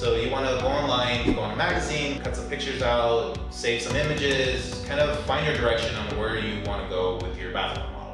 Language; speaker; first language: English; native; English